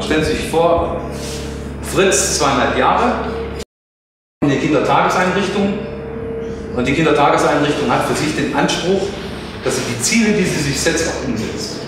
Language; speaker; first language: German; native; German